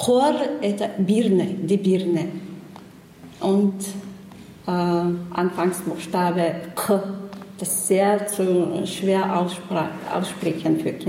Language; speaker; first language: German; non-native, learner; Chechen